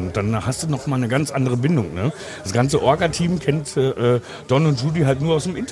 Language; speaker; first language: German; native; German